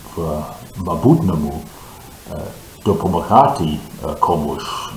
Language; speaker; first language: Ukrainian; non-native, learner; English